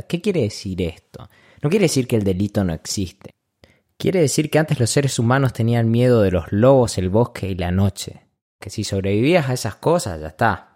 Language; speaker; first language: Spanish; native; Spanish